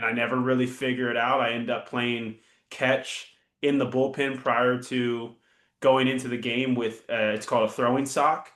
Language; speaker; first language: English; native; English